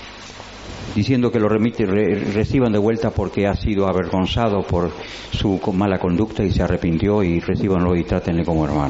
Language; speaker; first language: Spanish; native; Spanish